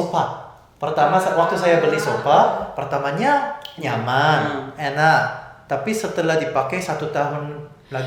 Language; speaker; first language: Indonesian; non-native, fluent; Korean